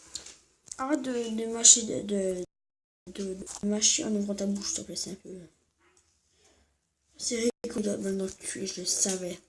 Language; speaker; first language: French; native; French